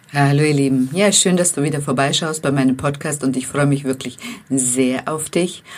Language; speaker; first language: German; non-native, fluent; Turkish